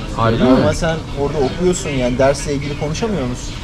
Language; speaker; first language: Turkish; non-native, fluent; Kurdish